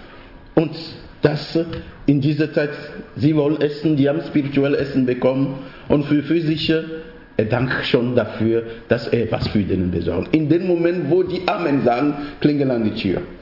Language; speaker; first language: German; non-native, fluent; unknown